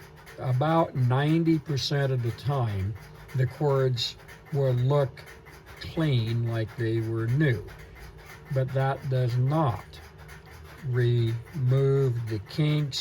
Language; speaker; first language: English; native; English